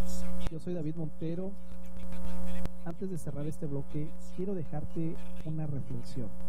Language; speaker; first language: Spanish; native; Spanish